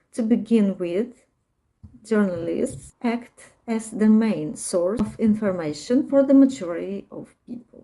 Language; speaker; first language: English; non-native, learner; Ukrainian